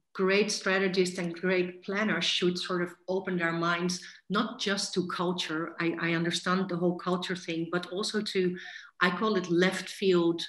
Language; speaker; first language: English; non-native, fluent; Dutch